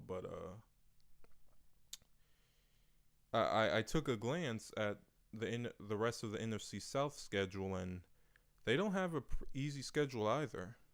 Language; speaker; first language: English; native; English